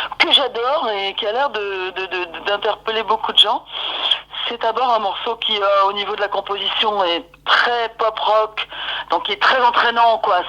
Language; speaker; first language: French; native; French